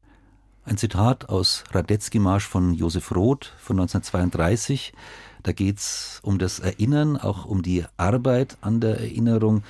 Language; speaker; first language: German; native; German